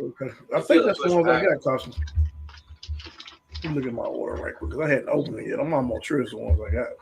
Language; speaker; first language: English; native; English